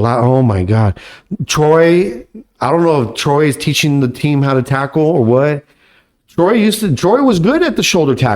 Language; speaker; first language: English; native; English